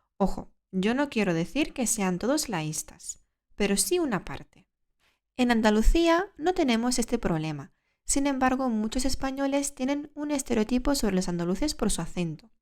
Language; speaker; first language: Spanish; early bilingual, other home language; Lithuanian